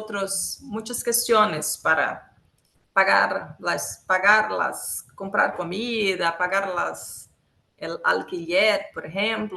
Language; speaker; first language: Spanish; non-native, local second language; Portuguese